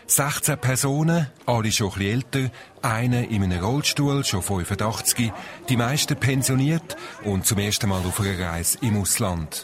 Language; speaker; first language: German; native; German